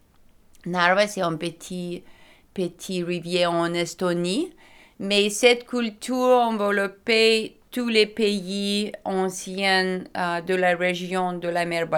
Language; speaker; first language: French; non-native, learner; Lithuanian